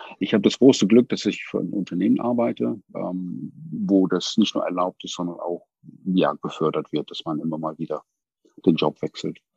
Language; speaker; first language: German; non-native, fluent; English